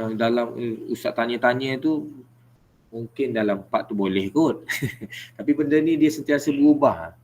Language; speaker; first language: Malay; native; Malay